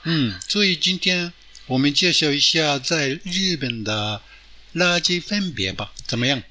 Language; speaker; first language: Chinese; non-native, fluent; Japanese